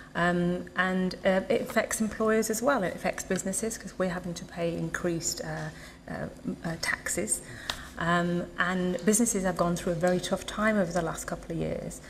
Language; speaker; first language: English; native; English